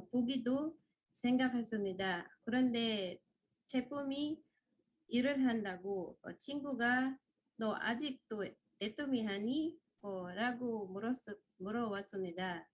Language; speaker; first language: Korean; non-native, fluent; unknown